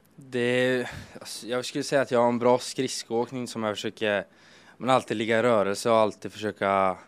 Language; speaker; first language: Swedish; native; Swedish